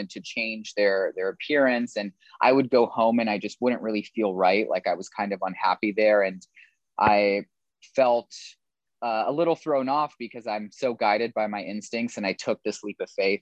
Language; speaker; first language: English; native; English